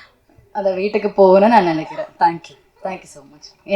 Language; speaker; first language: Tamil; non-native, learner; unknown